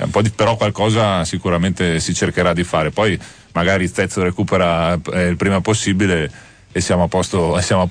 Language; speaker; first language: Italian; native; Italian